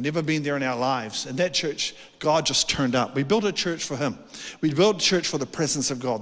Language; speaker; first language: English; native; English